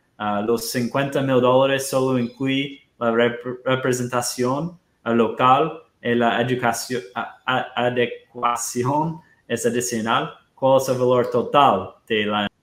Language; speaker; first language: Spanish; non-native, fluent; Portuguese